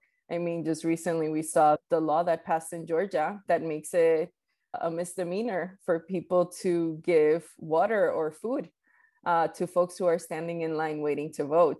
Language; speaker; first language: English; early bilingual, other home language; Spanish